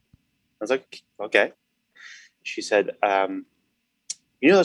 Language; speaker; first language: English; native; English